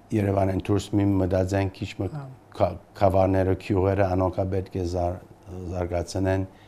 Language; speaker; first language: Armenian; early bilingual, heritage; Armenian